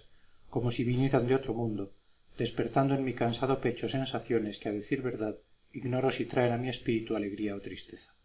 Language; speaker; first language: Spanish; native; Spanish